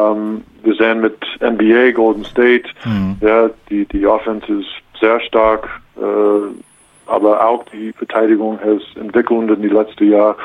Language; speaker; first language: German; non-native, learner; English